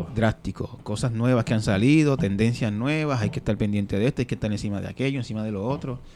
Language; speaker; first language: Spanish; native; Spanish